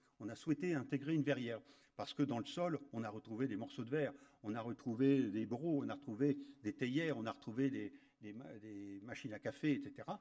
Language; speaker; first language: French; native; French